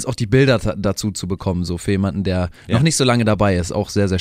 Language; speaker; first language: German; native; German